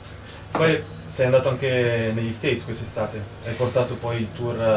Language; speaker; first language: Italian; native; Italian